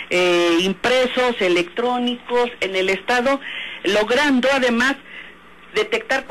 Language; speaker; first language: Spanish; native; Spanish